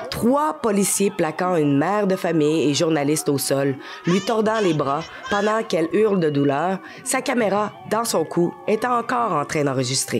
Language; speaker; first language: French; native; French